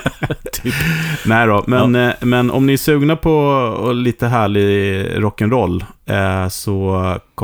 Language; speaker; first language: Swedish; native; Swedish